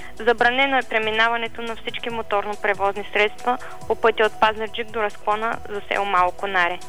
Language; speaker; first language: Bulgarian; native; Bulgarian